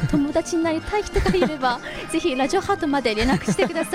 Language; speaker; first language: Japanese; non-native, fluent; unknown